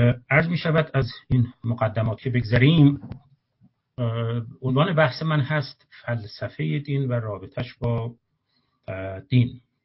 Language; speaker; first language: Persian; native; Persian